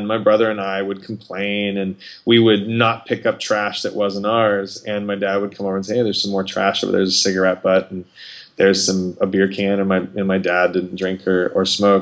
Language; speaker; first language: English; native; English